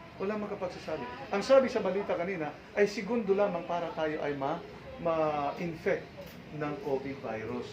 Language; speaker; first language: Filipino; non-native, local second language; Cebuano